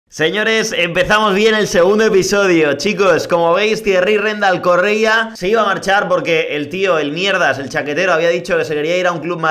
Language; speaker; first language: Spanish; native; Spanish